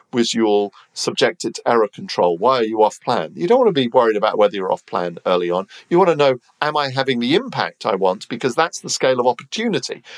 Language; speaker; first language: English; native; English